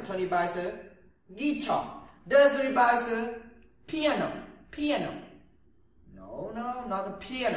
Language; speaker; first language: English; non-native, learner; Vietnamese